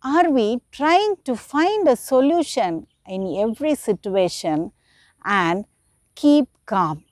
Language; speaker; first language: English; non-native, local second language; Tamil